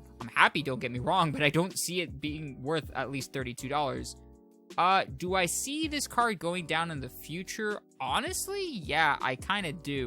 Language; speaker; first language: English; native; English